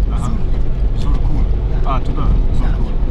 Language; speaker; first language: Russian; non-native, fluent; English